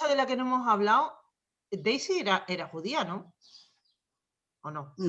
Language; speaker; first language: Spanish; native; Spanish